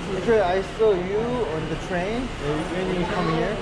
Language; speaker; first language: English; non-native, learner; Korean